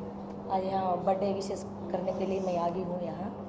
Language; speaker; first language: Hindi; non-native, local second language; Lambadi